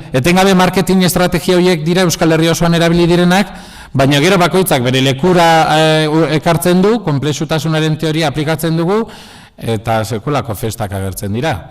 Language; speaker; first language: Basque; non-native, local second language; Spanish